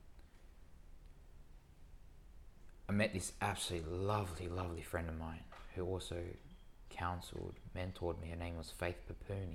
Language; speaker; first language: English; native; English